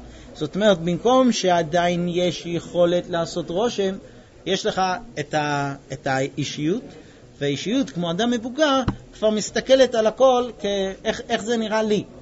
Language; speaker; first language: Hebrew; native; Hebrew